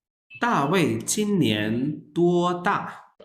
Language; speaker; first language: Chinese; non-native, fluent; Urdu